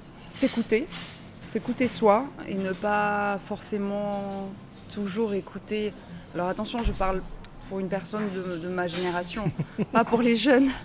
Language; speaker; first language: French; native; French